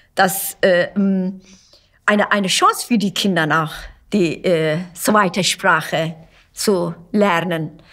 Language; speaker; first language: German; non-native, fluent; Turkish